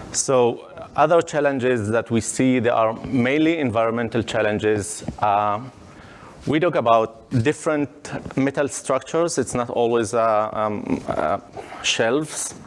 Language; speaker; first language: English; non-native, fluent; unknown